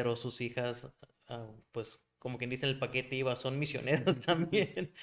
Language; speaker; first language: Spanish; native; Spanish